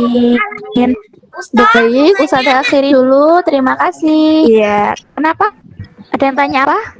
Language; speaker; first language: Indonesian; native; Indonesian